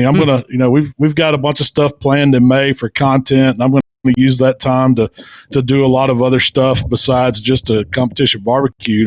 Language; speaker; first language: English; native; English